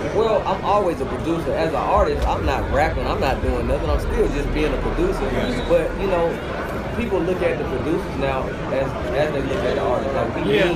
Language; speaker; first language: English; native; English